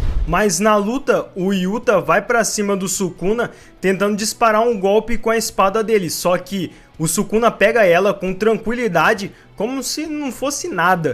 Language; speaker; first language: Portuguese; native; Portuguese